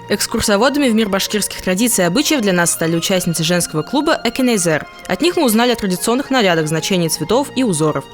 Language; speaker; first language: Russian; native; Russian